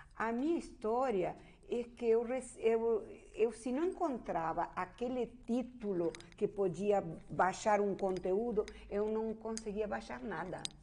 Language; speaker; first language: Portuguese; non-native, fluent; Spanish